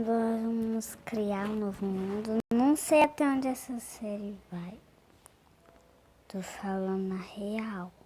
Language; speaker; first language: Portuguese; native; Portuguese